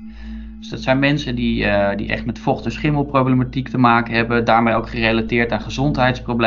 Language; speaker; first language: Dutch; native; Dutch